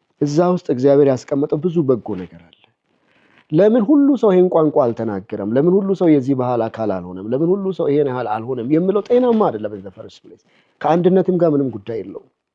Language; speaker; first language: Amharic; non-native, local second language; Oromo